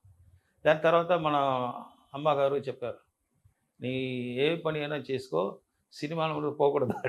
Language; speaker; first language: Telugu; non-native, learner; Tamil